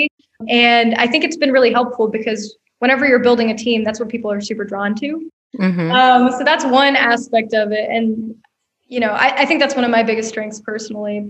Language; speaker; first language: English; native; English